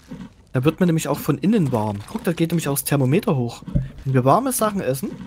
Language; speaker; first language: German; native; German